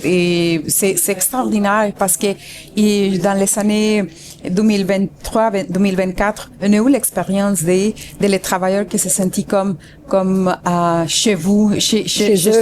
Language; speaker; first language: French; non-native, fluent; Spanish